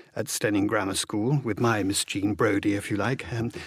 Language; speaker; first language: English; native; English